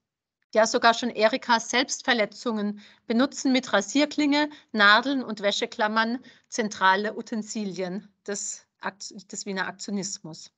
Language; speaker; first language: German; native; German